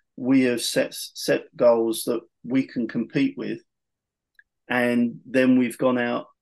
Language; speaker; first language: English; native; English